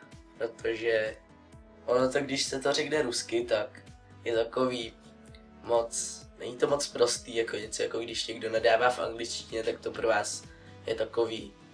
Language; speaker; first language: Czech; early bilingual, other home language; Russian